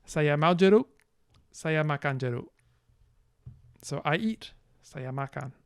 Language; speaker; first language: Indonesian; non-native, learner; English